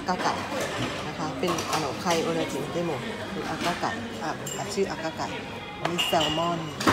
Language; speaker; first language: Japanese; non-native, learner; Thai